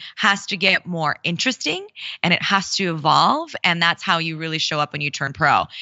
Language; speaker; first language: English; early bilingual, other home language; Russian